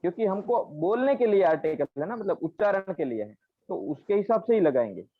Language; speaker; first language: Hindi; non-native, local second language; Gujarati